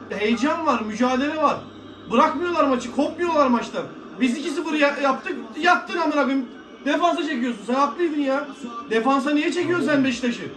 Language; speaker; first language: Turkish; native; Turkish